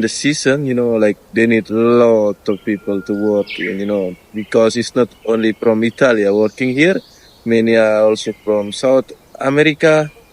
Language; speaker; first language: English; non-native, learner; Indonesian